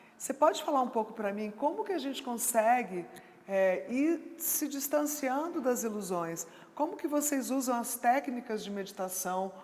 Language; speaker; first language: Portuguese; native; Portuguese